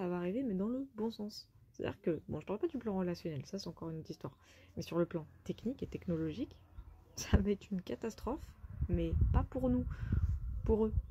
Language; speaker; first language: French; native; French